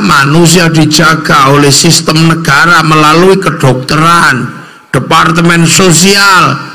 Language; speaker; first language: Indonesian; native; Indonesian